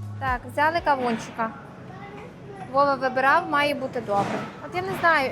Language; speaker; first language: Ukrainian; native; Ukrainian